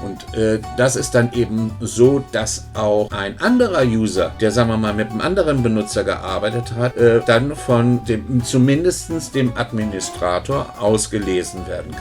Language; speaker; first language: German; native; German